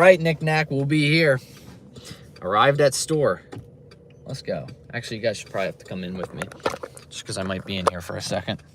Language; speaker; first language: English; native; English